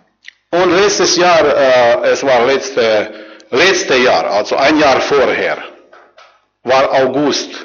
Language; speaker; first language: German; non-native, learner; Croatian